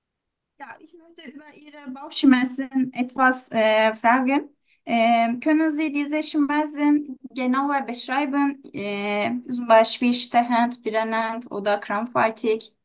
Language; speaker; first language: German; non-native, learner; Turkish